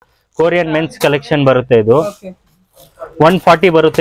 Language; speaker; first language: Kannada; non-native, local second language; Urdu